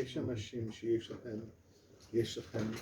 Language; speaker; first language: Hebrew; non-native, learner; English